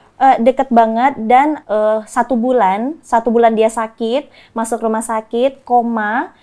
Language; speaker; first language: Indonesian; native; Indonesian